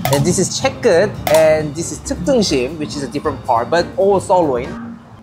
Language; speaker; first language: English; non-native, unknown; Korean